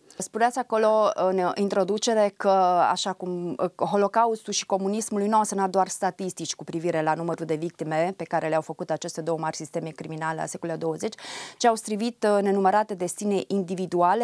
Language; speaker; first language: Romanian; native; Romanian